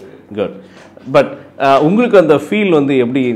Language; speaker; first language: Tamil; native; Tamil